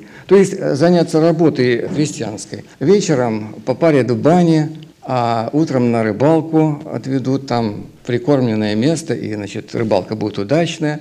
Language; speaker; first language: Russian; native; Russian